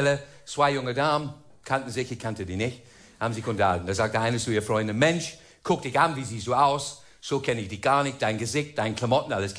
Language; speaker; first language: German; non-native, fluent; English